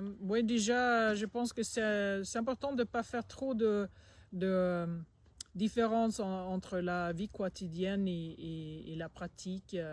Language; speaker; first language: French; non-native, fluent; Swedish